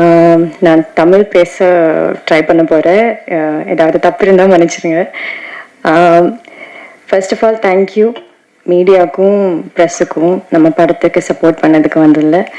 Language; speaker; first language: Tamil; non-native, learner; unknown